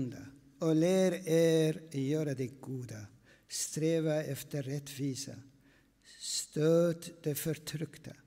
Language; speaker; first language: Swedish; non-native, fluent; Aramaic